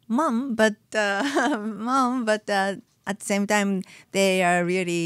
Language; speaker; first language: English; non-native, fluent; Japanese